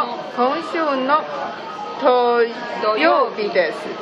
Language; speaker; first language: Japanese; non-native, learner; Chinese